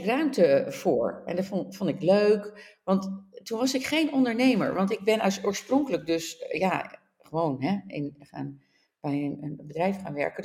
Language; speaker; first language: Dutch; native; Dutch